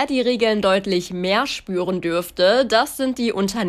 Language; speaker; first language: German; native; German